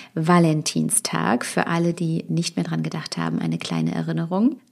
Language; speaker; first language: German; native; German